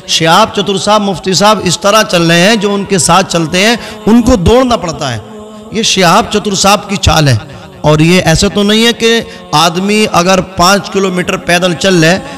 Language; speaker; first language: Hindi; native; Hindi